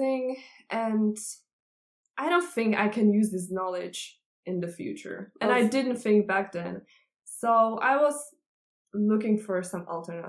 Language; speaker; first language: English; non-native, fluent; Czech